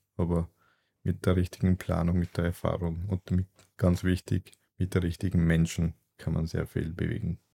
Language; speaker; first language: German; early bilingual, other home language; Turkish